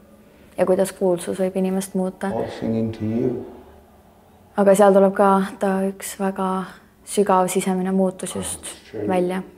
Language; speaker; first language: Estonian; native; Estonian